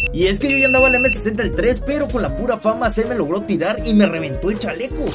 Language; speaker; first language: Spanish; native; Spanish